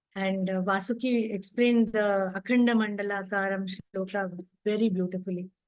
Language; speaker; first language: English; non-native, local second language; Kannada